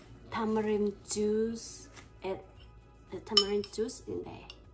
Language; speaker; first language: English; non-native, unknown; Thai